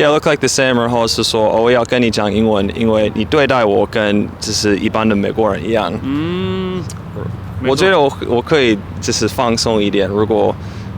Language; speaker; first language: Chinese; non-native, fluent; English